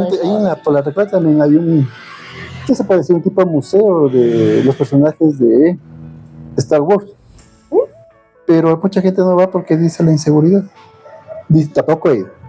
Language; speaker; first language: Spanish; native; Spanish